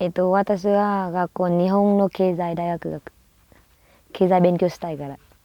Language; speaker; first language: Japanese; non-native, learner; Vietnamese